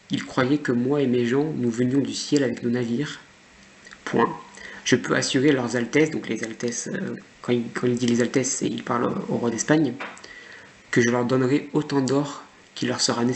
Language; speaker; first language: French; native; French